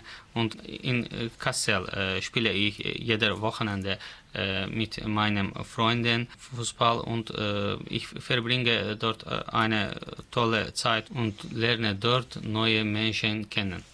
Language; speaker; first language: German; non-native, learner; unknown